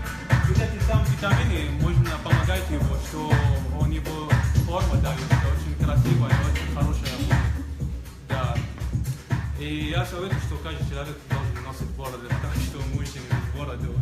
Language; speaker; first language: Russian; non-native, local second language; Georgian